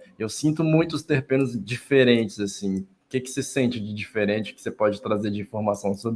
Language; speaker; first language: Portuguese; native; Portuguese